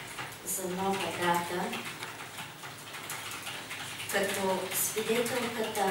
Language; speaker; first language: Bulgarian; native; Bulgarian